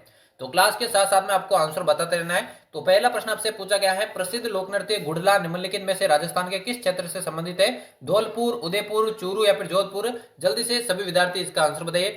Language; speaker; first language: Hindi; native; Hindi